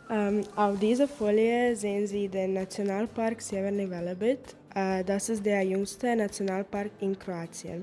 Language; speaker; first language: German; non-native, learner; Croatian